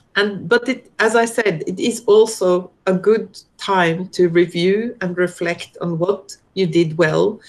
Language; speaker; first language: English; non-native, fluent; Norwegian